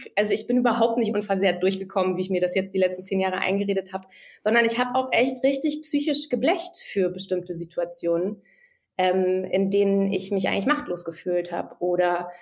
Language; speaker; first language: German; native; German